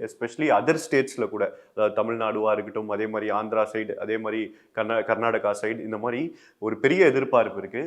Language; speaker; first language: Tamil; native; Tamil